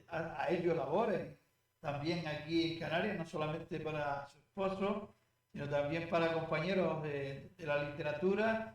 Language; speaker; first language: Spanish; native; Spanish